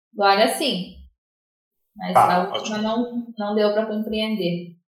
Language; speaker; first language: Portuguese; native; Portuguese